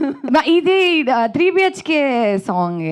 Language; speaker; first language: Telugu; non-native, local second language; Kannada